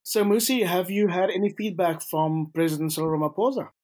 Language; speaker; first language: English; non-native, local second language; Afrikaans